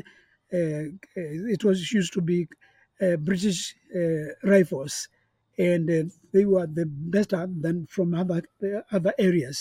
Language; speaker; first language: English; non-native, local second language; Kamba